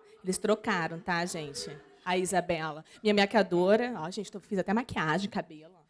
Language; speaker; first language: Portuguese; native; Portuguese